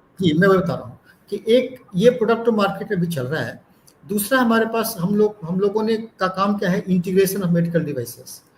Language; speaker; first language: Hindi; native; Hindi